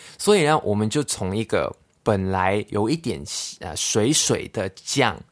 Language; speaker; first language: Chinese; non-native, local second language; Cantonese